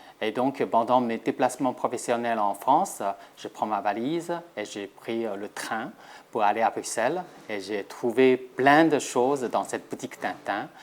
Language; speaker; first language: French; non-native, fluent; Chinese